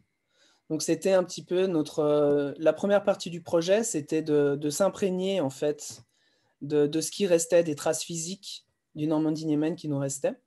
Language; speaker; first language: French; native; French